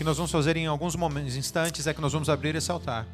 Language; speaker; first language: Portuguese; native; Portuguese